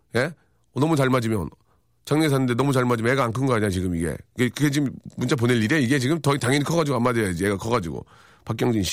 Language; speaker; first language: Korean; native; Korean